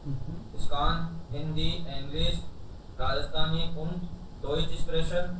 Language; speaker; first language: German; non-native, learner; Hindi